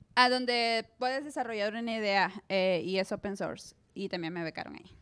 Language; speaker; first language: Spanish; native; Spanish